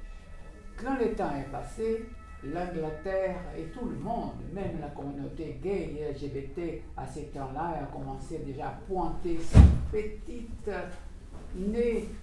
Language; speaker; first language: French; non-native, fluent; Portuguese